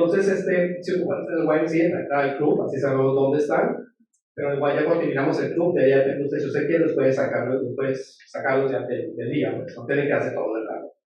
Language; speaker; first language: Spanish; native; Spanish